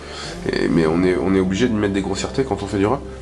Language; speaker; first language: French; native; French